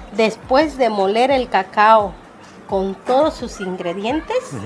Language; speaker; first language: Spanish; native; Spanish